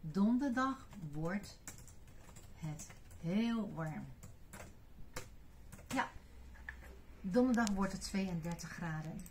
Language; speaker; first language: Dutch; non-native, fluent; Chinese